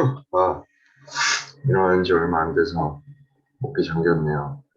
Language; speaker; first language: Korean; native; Korean